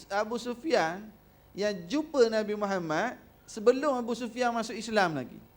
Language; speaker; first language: Malay; native; Malay